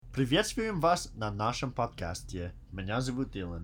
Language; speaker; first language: Russian; non-native, learner; English